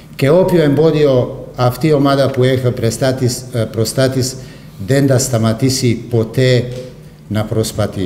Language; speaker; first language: Greek; non-native, fluent; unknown